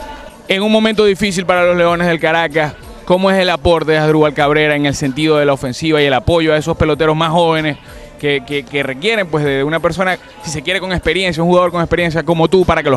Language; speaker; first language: Spanish; native; Spanish